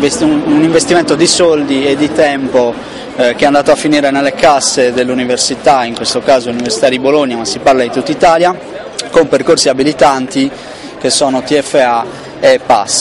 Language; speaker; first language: Italian; native; Italian